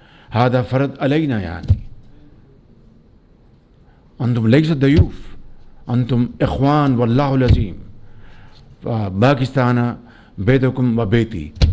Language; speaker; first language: Arabic; non-native, learner; Punjabi